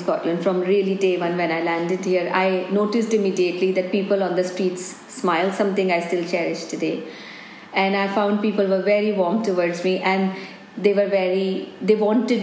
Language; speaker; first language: English; non-native, local second language; Hindi